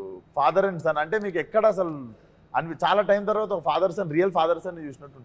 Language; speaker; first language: Telugu; native; Telugu